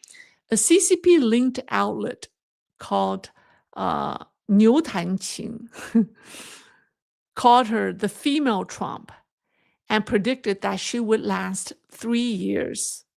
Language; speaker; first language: English; non-native, fluent; Chinese